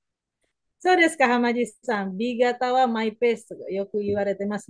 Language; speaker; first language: Japanese; non-native, learner; Indonesian